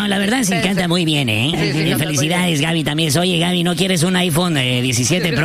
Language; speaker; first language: Spanish; native; Spanish